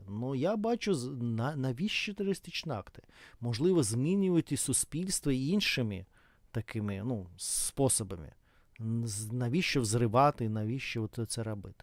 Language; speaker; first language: Ukrainian; non-native, fluent; Russian